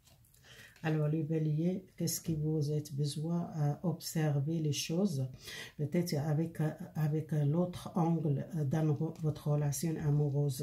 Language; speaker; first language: French; non-native, learner; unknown